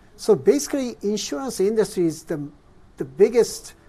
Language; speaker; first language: English; non-native, fluent; Japanese